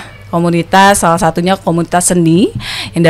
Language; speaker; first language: Indonesian; native; Indonesian